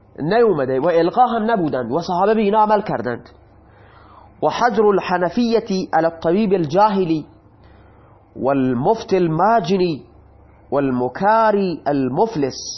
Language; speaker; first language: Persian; non-native, local second language; Baluchi